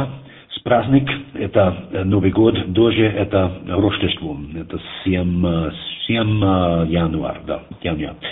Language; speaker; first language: Russian; non-native, learner; German